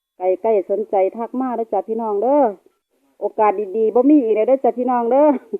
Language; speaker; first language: Thai; native; Thai